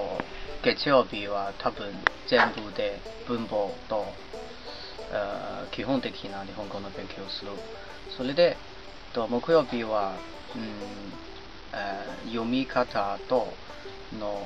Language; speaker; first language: Japanese; non-native, learner; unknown